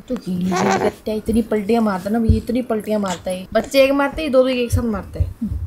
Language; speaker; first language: Hindi; native; Hindi